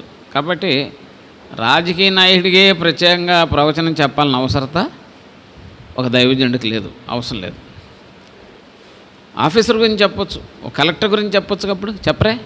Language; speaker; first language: Telugu; native; Telugu